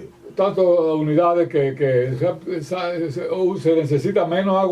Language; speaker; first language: Spanish; native; Spanish